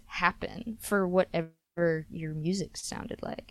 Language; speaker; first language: English; native; English